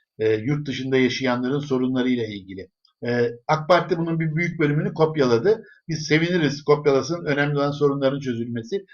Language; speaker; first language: Turkish; early bilingual, other home language; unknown